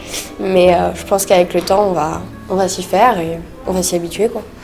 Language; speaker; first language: French; native; French